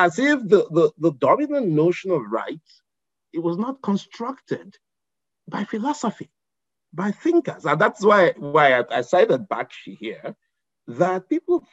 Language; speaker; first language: English; non-native, local second language; Igbo